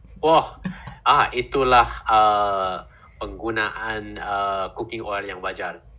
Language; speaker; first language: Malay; non-native, fluent; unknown